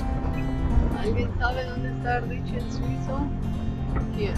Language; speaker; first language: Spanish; non-native, learner; Italian